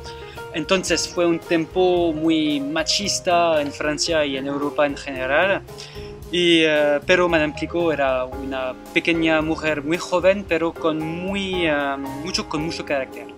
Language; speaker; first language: Spanish; non-native, fluent; French